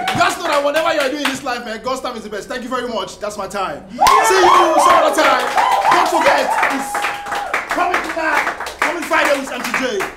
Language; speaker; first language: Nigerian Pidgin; non-native, local second language; Hausa